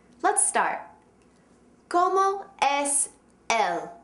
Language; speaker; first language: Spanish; non-native, fluent; English